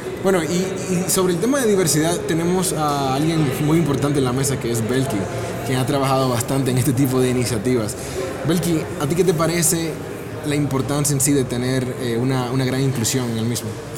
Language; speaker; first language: Spanish; native; Spanish